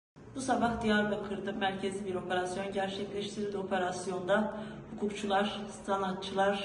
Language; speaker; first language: Turkish; native; Turkish